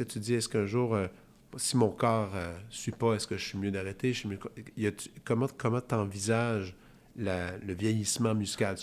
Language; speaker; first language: French; native; French